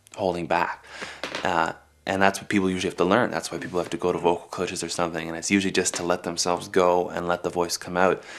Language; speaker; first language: English; native; English